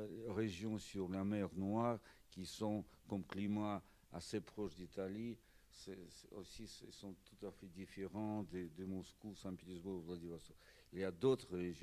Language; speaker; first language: French; non-native, fluent; Russian